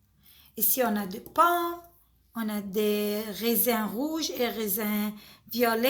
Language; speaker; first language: French; non-native, fluent; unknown